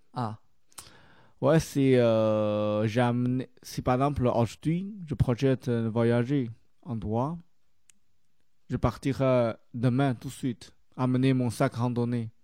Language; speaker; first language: French; non-native, learner; Chinese